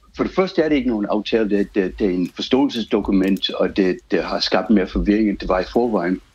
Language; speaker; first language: Danish; non-native, fluent; English